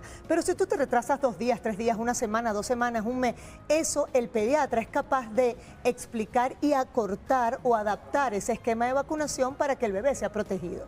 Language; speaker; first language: Spanish; native; Spanish